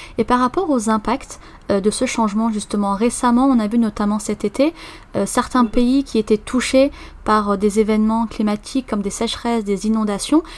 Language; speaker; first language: French; native; French